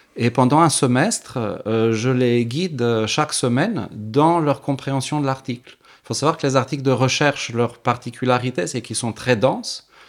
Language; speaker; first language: French; early bilingual, heritage; French